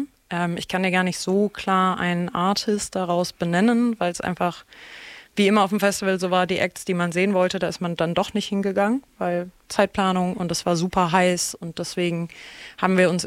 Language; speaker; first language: German; native; German